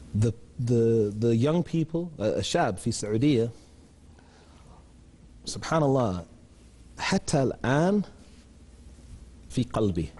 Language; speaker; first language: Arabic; non-native, learner; English